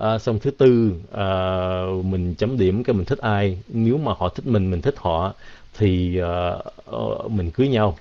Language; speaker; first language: Vietnamese; early bilingual, heritage; Vietnamese